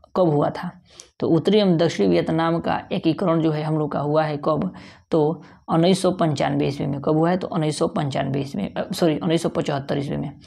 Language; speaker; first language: Hindi; native; Hindi